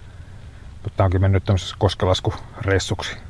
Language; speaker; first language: Finnish; native; Finnish